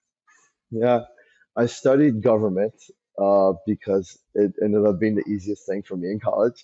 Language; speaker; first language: English; early bilingual, other home language; Persian